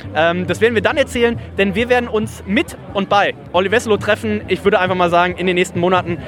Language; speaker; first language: German; native; German